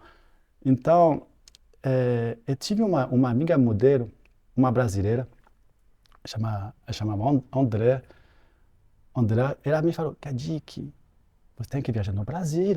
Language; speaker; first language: Portuguese; non-native, fluent; French